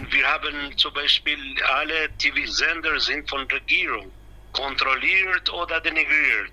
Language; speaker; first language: German; non-native, learner; Albanian